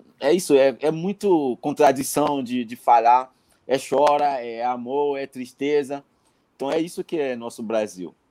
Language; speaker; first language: Portuguese; non-native, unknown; Haitian Creole